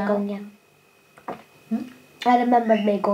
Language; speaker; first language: Indonesian; early bilingual, heritage; Spanish